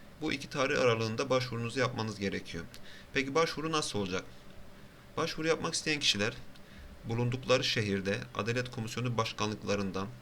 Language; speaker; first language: Turkish; native; Turkish